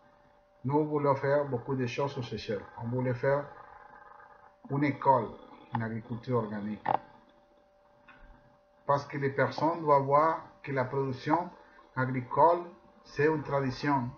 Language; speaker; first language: French; non-native, fluent; Spanish